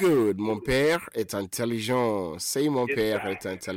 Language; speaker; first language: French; non-native, fluent; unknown